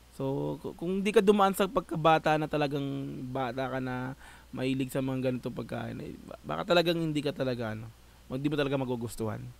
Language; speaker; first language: Filipino; native; Filipino